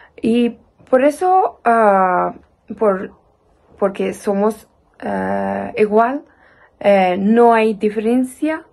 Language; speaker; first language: Spanish; non-native, learner; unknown